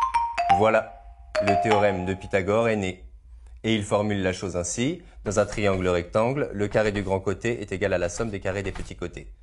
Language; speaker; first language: French; native; French